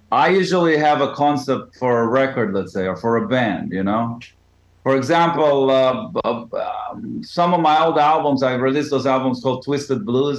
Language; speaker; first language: English; non-native, fluent; Hebrew